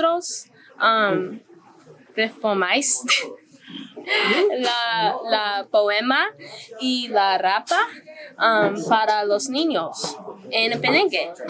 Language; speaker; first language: Spanish; non-native, learner; English